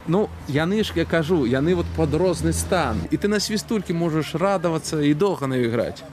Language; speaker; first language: Belarusian; native; Belarusian